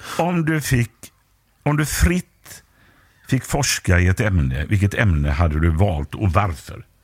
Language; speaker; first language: Swedish; native; Swedish